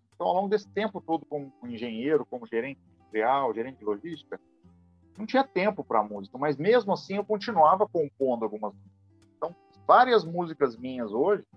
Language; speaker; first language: Portuguese; native; Portuguese